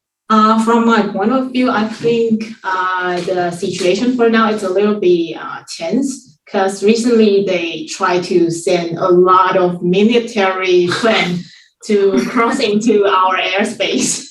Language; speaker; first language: English; non-native, fluent; Chinese